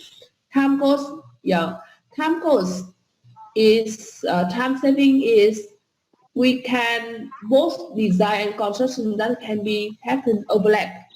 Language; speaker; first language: English; non-native, fluent; Vietnamese